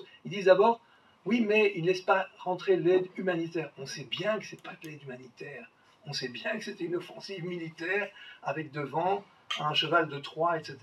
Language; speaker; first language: French; native; French